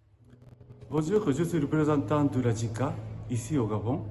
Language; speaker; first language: French; non-native, learner; Japanese